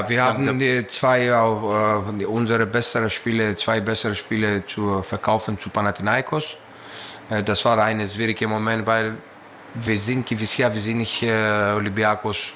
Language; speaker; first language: German; non-native, learner; Greek